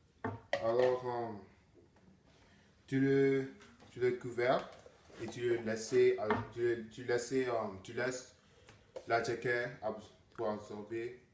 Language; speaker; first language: French; non-native, learner; English